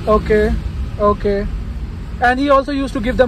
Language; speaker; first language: English; non-native, fluent; Punjabi